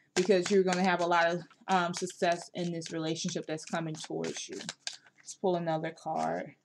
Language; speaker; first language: English; native; English